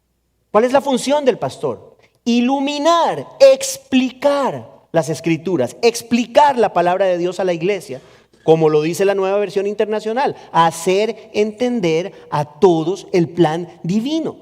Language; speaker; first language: Spanish; native; Spanish